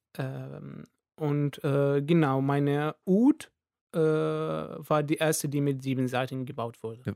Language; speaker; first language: German; non-native, fluent; Arabic